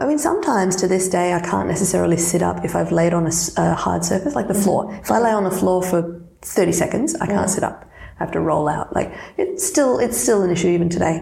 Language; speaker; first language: English; non-native, local second language; Serbian